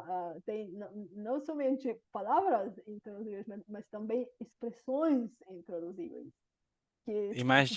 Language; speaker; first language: Portuguese; non-native, fluent; Bulgarian